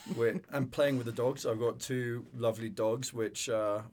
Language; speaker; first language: English; native; English